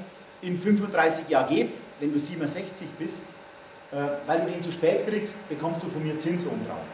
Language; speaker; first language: German; native; German